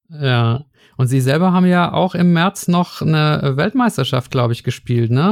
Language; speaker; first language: German; native; German